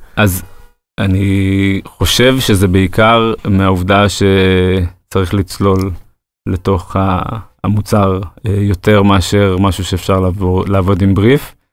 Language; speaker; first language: Hebrew; native; Hebrew